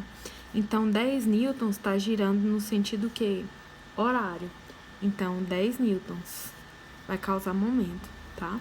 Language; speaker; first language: Portuguese; native; Portuguese